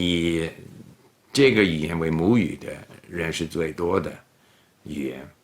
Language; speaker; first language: Chinese; non-native, fluent; English